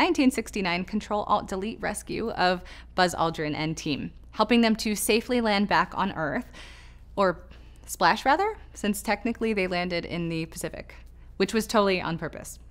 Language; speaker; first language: English; native; English